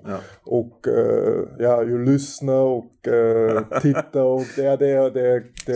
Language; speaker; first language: Swedish; non-native, fluent; German